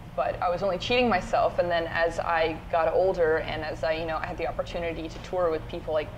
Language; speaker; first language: English; native; English